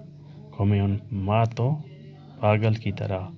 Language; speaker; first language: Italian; non-native, learner; Urdu